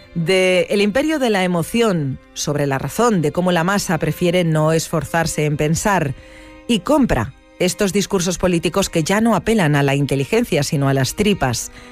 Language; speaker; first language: Spanish; native; Spanish